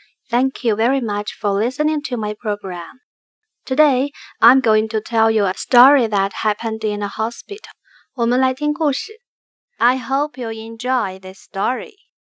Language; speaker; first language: English; non-native, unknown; Chinese